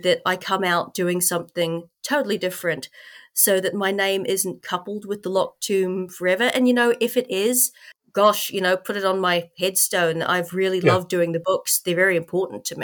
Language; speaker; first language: English; native; English